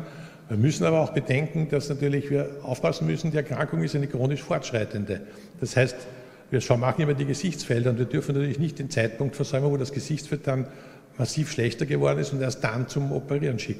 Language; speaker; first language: German; native; German